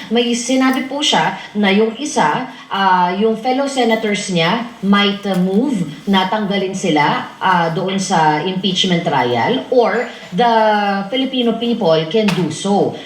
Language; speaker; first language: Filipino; native; Filipino